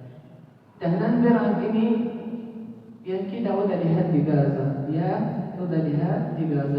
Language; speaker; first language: Indonesian; non-native, fluent; Arabic